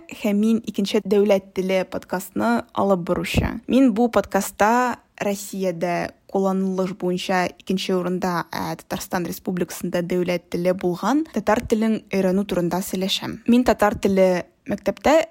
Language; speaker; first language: Tatar; non-native, local second language; Russian